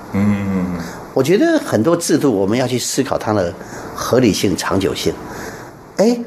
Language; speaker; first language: Chinese; native; Chinese